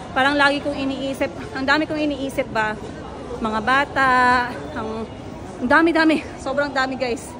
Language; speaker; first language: Filipino; non-native, local second language; Cebuano